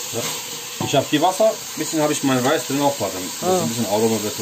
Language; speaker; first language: German; non-native, learner; Turkish